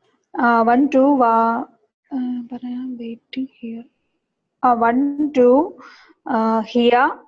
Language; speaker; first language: German; non-native, learner; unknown